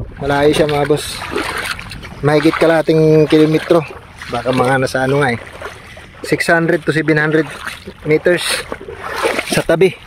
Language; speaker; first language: Filipino; non-native, local second language; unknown